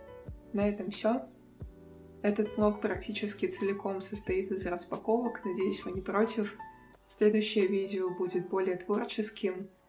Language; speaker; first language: Russian; native; Russian